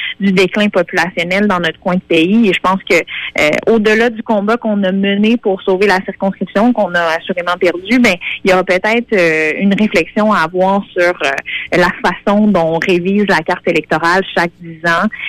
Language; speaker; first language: French; native; French